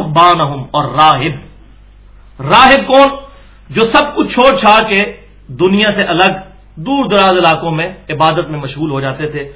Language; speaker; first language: Urdu; non-native, local second language; Punjabi